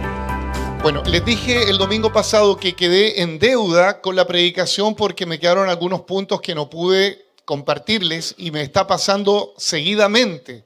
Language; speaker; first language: Spanish; native; Spanish